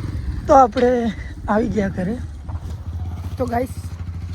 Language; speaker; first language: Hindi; non-native, local second language; Gujarati